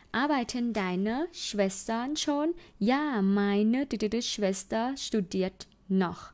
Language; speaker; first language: German; non-native, fluent; Thai